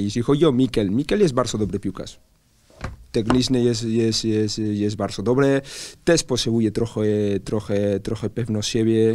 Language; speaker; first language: Polish; non-native, learner; Spanish